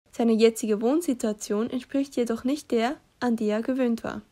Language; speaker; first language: German; native; German